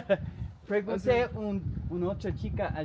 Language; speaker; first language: Spanish; non-native, learner; English